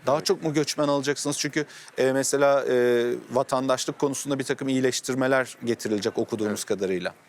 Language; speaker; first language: Turkish; native; Turkish